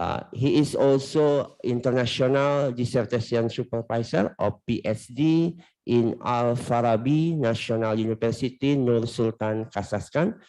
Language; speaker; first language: English; non-native, learner; Indonesian